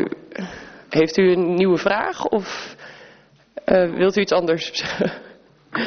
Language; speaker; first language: Dutch; native; Dutch